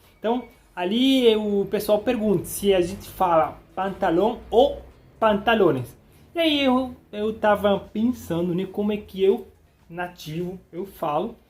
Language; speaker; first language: Portuguese; non-native, fluent; Spanish